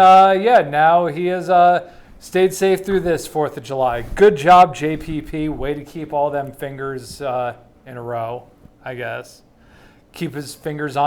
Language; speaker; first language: English; native; English